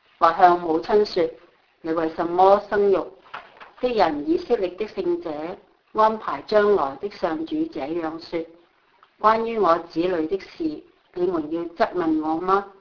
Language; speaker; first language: Chinese; non-native, local second language; Cantonese